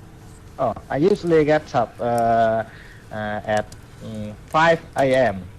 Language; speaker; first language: English; non-native, learner; Vietnamese